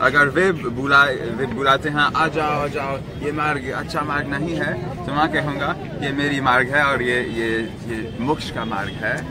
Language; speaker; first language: Hindi; non-native, fluent; French